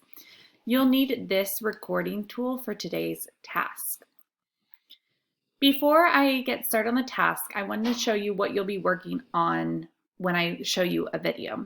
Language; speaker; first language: English; native; English